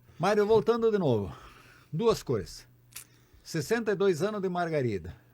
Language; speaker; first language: Portuguese; native; Portuguese